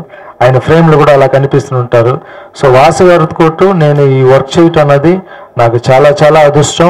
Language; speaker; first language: Telugu; non-native, fluent; Tamil